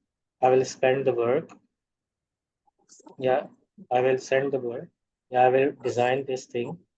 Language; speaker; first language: English; non-native, fluent; Urdu